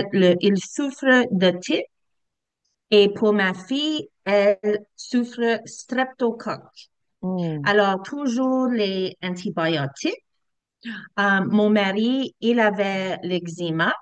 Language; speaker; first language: French; non-native, learner; English